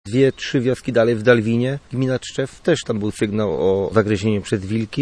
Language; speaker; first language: Polish; native; Polish